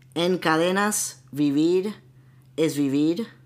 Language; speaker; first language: Spanish; early bilingual, heritage; Spanish